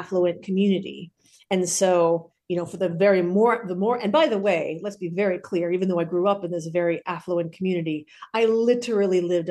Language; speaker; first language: English; native; English